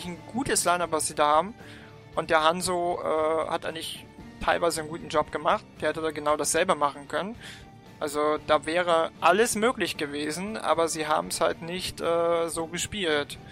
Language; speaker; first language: German; native; German